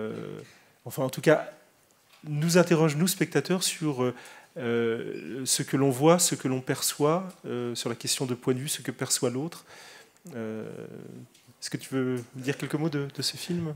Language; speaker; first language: French; native; French